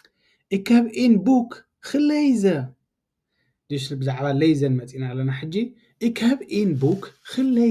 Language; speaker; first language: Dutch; non-native, learner; Tigrinya